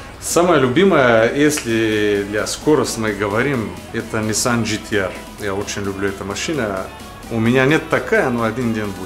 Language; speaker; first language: Russian; non-native, learner; Bulgarian